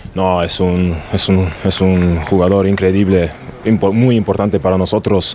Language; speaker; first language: Spanish; non-native, fluent; German